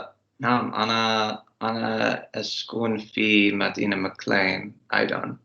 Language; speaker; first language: Arabic; non-native, learner; English